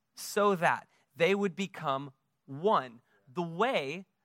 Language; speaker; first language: English; native; English